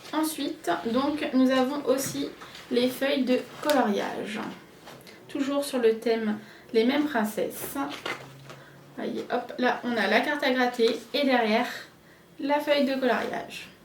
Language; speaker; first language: French; native; French